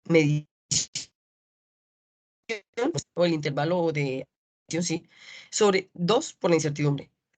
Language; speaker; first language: Spanish; native; Spanish